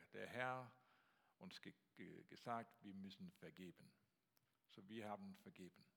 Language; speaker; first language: German; non-native, learner; Danish